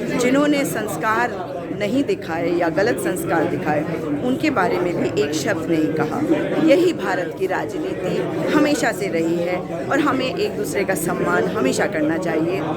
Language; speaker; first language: Hindi; native; Hindi